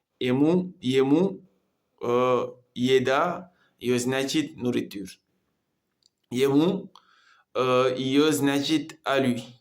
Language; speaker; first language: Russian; non-native, learner; Comorian